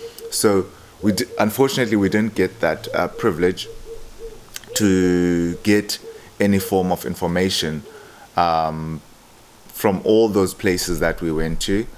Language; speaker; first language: English; non-native, local second language; Xhosa